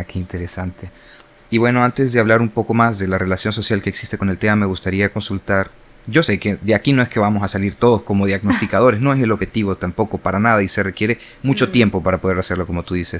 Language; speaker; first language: Spanish; native; Spanish